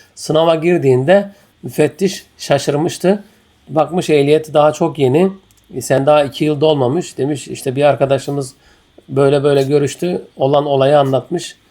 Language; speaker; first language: Turkish; native; Turkish